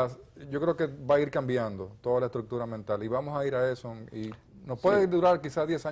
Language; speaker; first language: Spanish; native; Spanish